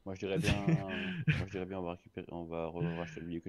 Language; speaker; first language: French; native; French